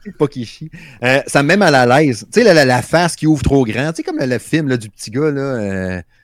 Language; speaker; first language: French; native; French